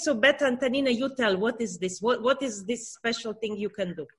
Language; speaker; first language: English; non-native, learner; Russian